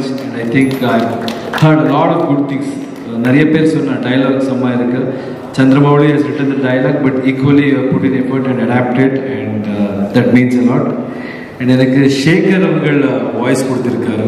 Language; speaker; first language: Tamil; non-native, learner; Kannada